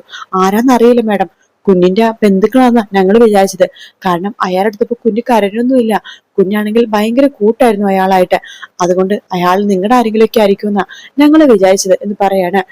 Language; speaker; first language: Malayalam; native; Malayalam